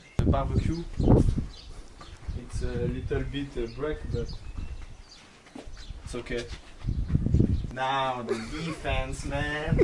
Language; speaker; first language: English; non-native, learner; French